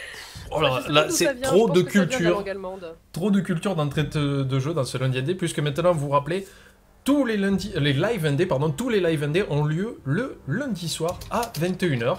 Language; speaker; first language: French; native; French